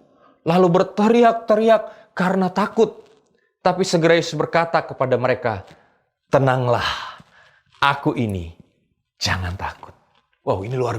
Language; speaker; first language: Indonesian; native; Indonesian